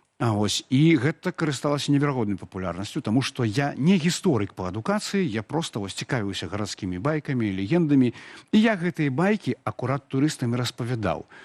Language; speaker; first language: Belarusian; native; Belarusian